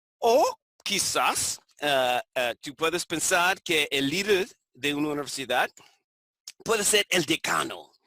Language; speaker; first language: Spanish; non-native, fluent; English